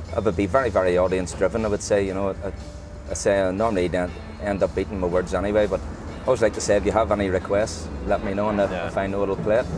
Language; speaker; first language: English; native; English